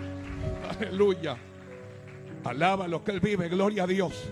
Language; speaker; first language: Spanish; native; Spanish